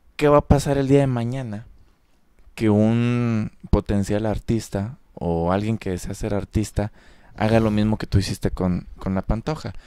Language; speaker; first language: Spanish; native; Spanish